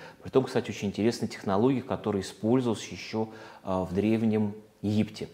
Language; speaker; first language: Russian; native; Russian